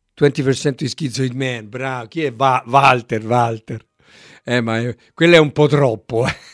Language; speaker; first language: Italian; native; Italian